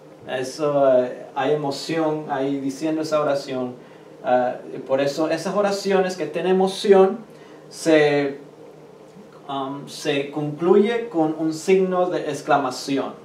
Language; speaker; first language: Spanish; early bilingual, heritage; Spanish